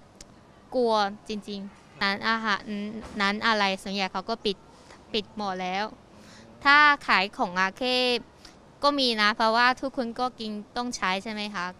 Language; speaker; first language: Thai; non-native, learner; Chinese